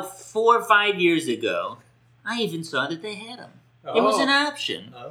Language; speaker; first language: English; native; English